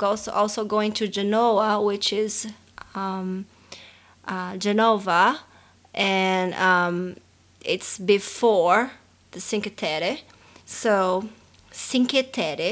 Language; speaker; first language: English; non-native, fluent; Portuguese